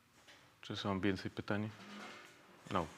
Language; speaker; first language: Polish; non-native, fluent; Spanish